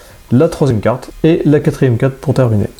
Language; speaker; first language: French; native; French